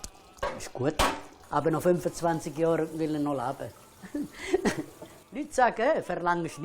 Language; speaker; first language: German; non-native, fluent; Italian